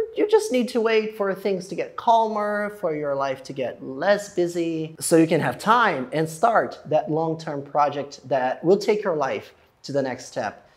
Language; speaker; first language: English; non-native, fluent; Portuguese